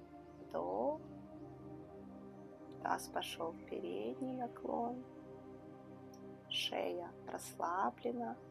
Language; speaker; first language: Russian; native; Russian